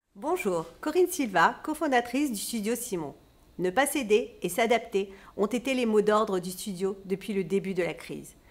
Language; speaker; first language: French; native; French